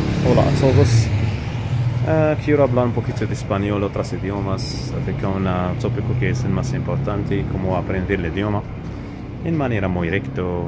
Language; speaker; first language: Spanish; non-native, learner; Arabic